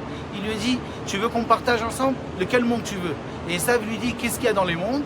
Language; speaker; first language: French; native; French